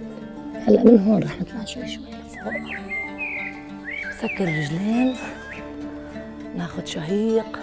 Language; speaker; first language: Arabic; native; Arabic